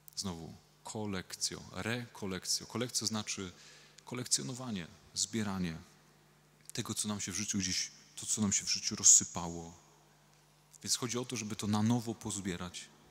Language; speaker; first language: Polish; native; Polish